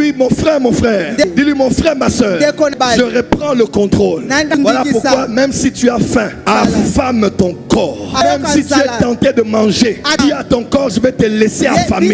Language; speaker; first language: French; non-native, local second language; Lingala